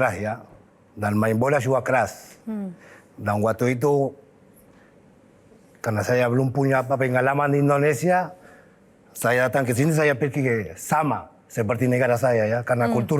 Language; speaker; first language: Indonesian; non-native, fluent; Spanish